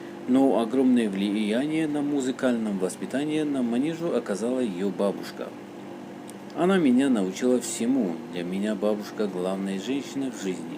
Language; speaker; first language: Russian; non-native, local second language; Tajik